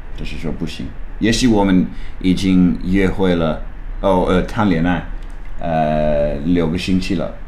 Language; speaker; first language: Chinese; non-native, learner; English